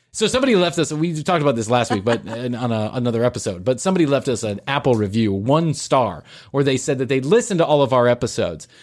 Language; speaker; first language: English; native; English